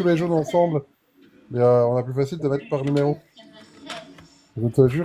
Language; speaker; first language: French; native; French